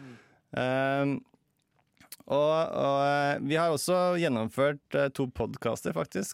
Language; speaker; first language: Norwegian; native; Norwegian